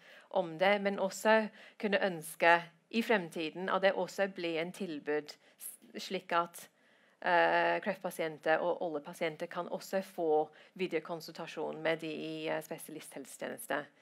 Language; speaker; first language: Norwegian; non-native, fluent; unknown